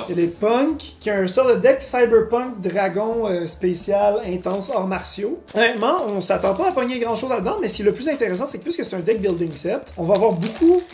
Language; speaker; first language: French; native; French